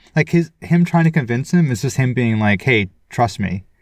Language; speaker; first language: English; native; English